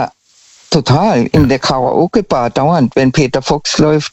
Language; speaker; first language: German; native; German